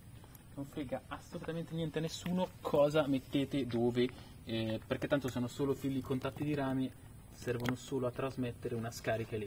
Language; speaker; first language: Italian; native; Italian